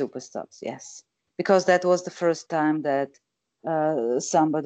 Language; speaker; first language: English; non-native, fluent; Croatian